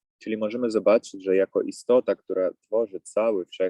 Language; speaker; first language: Polish; native; Polish